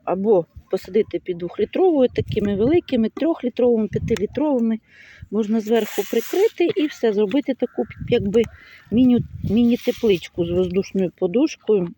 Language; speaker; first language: Ukrainian; native; Ukrainian